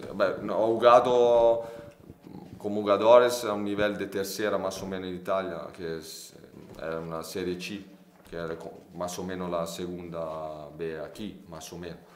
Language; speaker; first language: Spanish; non-native, fluent; Italian